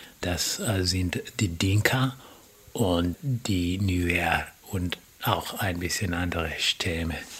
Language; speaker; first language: German; non-native, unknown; Swahili